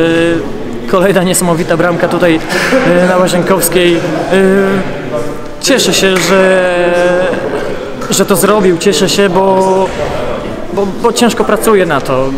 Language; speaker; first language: Polish; native; Polish